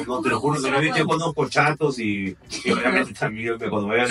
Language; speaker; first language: Spanish; native; Spanish